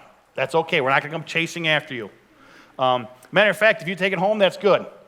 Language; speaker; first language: English; native; English